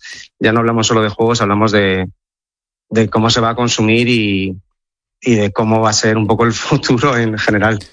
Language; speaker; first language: Spanish; native; Spanish